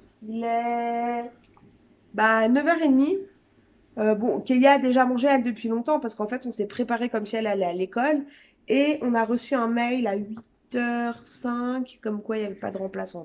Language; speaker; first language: French; native; French